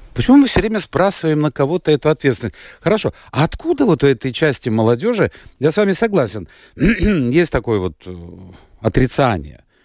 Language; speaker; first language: Russian; native; Russian